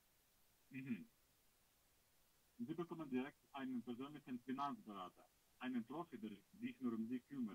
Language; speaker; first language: German; non-native, learner; Russian